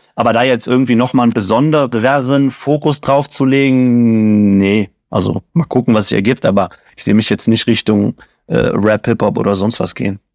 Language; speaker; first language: German; native; German